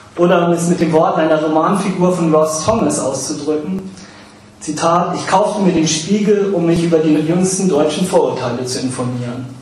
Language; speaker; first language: German; early bilingual, other home language; English